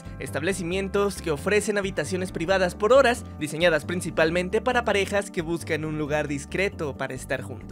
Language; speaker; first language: Spanish; native; Spanish